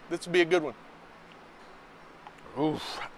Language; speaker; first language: English; native; English